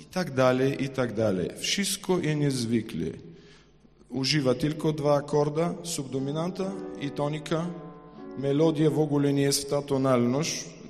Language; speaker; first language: Polish; non-native, fluent; Ukrainian